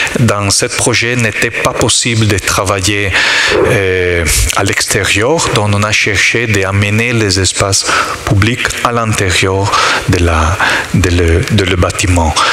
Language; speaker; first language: French; non-native, learner; Italian